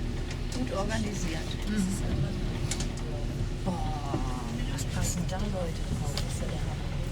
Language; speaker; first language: German; native; German